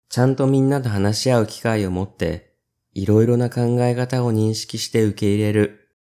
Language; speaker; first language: Japanese; native; Japanese